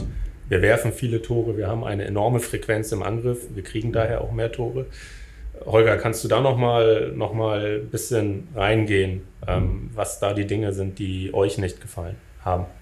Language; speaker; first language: German; native; German